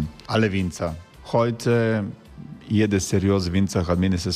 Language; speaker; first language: German; non-native, learner; Croatian